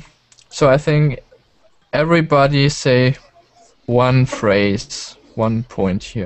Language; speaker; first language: English; non-native, learner; German